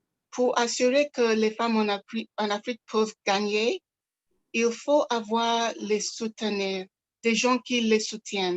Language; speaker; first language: French; non-native, local second language; Yoruba